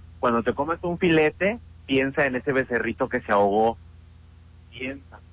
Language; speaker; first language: Spanish; native; Spanish